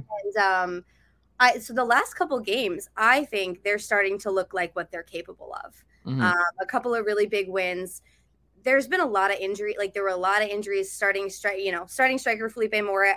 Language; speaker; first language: English; native; English